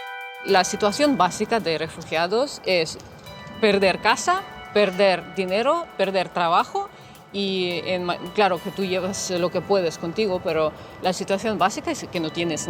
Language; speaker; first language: Spanish; non-native, fluent; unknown